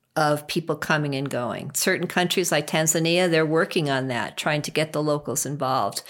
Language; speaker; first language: English; native; English